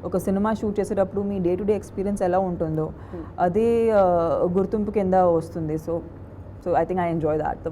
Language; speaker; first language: Telugu; non-native, fluent; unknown